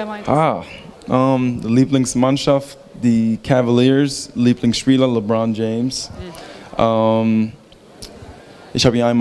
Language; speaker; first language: German; early bilingual, heritage; German